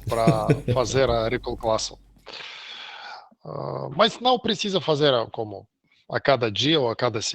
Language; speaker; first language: Portuguese; non-native, learner; Russian